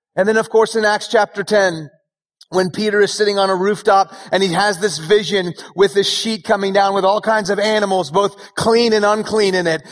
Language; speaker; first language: English; early bilingual, other home language; Persian